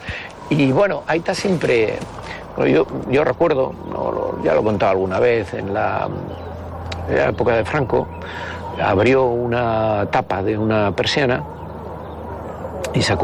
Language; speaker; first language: Spanish; native; Spanish